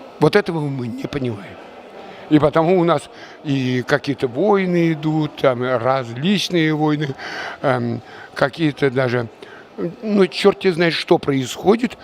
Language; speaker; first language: Russian; non-native, local second language; Chuvash